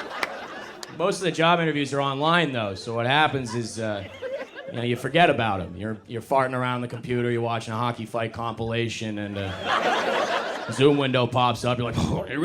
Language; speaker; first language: English; native; English